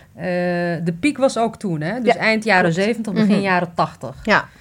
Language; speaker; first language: Dutch; early bilingual, other home language; Riffian